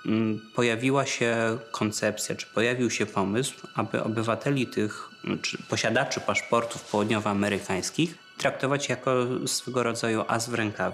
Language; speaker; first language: Polish; native; Polish